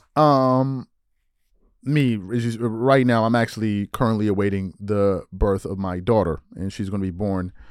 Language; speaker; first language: English; native; English